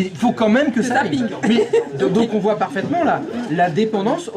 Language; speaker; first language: French; native; French